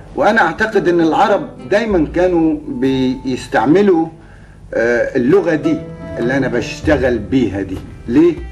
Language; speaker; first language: Arabic; native; Arabic